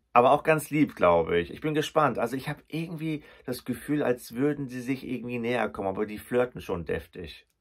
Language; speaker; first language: German; native; German